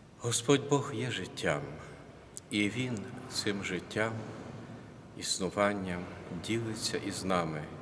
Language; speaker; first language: Ukrainian; native; Ukrainian